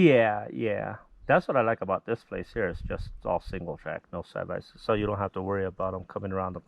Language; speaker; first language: English; native; English